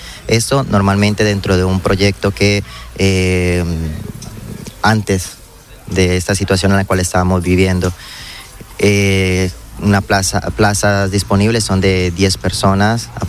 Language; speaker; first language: Spanish; native; Spanish